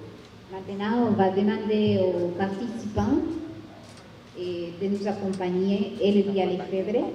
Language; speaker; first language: French; non-native, fluent; Spanish